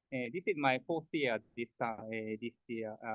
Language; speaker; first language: English; non-native, fluent; Japanese